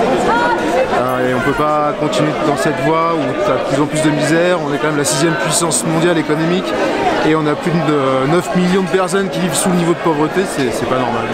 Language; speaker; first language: French; native; French